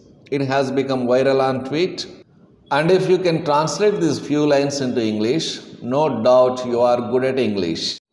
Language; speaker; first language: English; non-native, local second language; Telugu